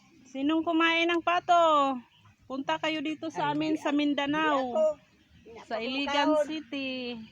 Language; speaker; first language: Filipino; non-native, local second language; Cebuano